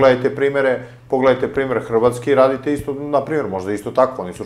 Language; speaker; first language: Serbian; native; Serbian